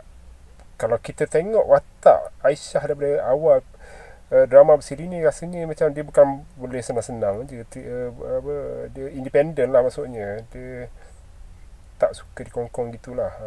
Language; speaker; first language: Malay; native; Malay